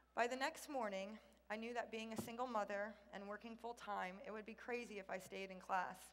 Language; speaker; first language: English; native; English